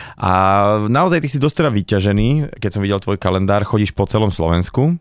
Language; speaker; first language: Slovak; native; Slovak